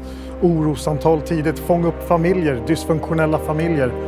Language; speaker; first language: Swedish; native; Swedish